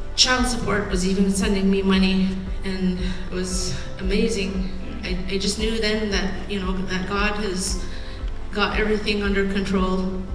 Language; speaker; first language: English; native; English